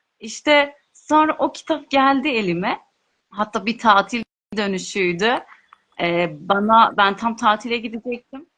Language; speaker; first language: Turkish; non-native, local second language; Kurdish